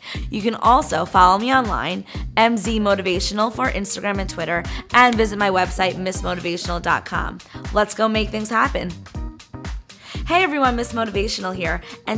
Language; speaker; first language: English; native; English